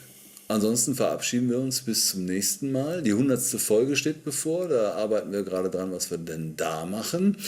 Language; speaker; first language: German; native; German